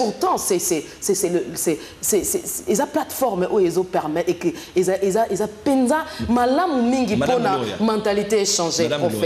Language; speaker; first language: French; non-native, local second language; Lingala